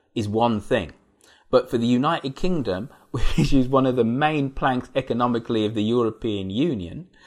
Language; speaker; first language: English; native; English